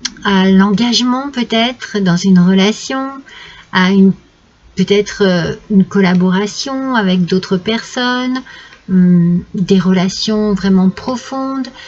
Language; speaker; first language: French; native; French